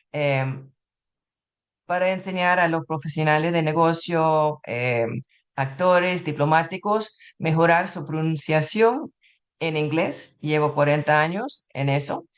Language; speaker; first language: Spanish; non-native, fluent; English